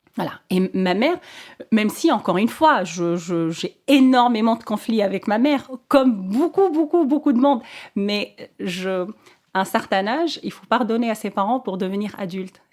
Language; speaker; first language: French; non-native, local second language; Arabic